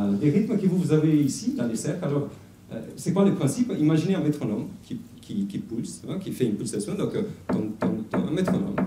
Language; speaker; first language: French; non-native, fluent; Italian